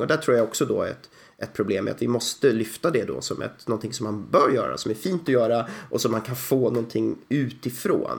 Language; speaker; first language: Swedish; native; Swedish